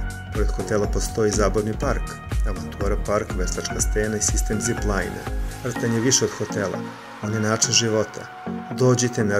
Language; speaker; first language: Serbian; native; Serbian